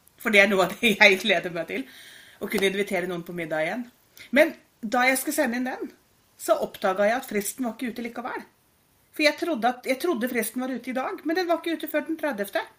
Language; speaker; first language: Norwegian; native; Norwegian